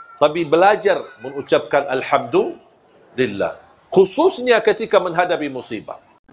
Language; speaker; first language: Malay; non-native, fluent; Arabic